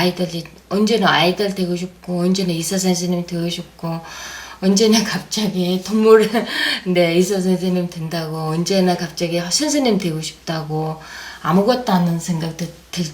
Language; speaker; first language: Korean; non-native, fluent; Mongolian